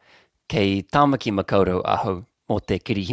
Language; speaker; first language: Māori; non-native, local second language; English